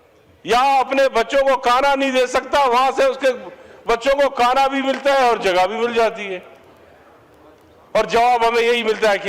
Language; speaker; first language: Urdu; non-native, local second language; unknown